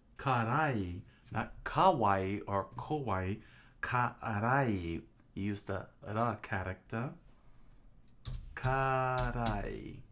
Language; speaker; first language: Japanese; non-native, learner; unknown